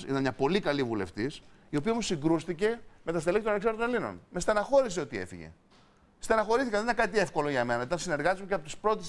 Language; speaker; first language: Greek; native; Greek